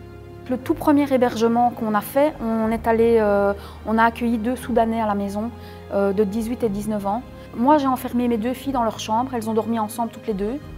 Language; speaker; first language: French; native; French